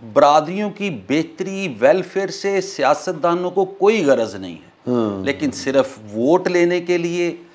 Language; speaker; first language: Urdu; non-native, local second language; Punjabi